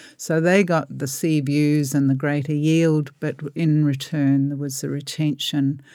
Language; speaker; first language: English; native; English